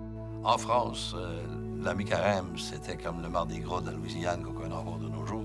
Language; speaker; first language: French; native; French